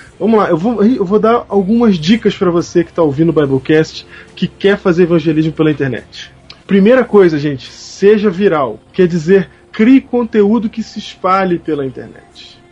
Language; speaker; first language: Portuguese; native; Portuguese